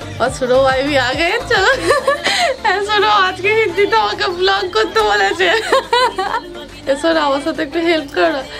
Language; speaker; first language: Hindi; non-native, local second language; Bangla